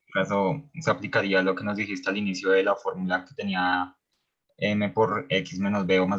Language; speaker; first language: Spanish; native; Spanish